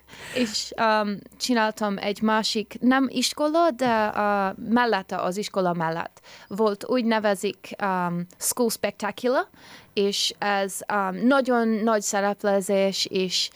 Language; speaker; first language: Hungarian; early bilingual, heritage; English